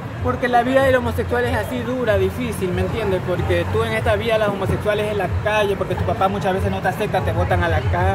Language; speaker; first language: Spanish; native; Spanish